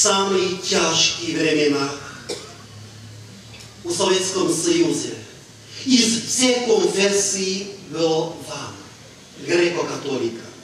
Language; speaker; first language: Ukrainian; non-native, learner; Hungarian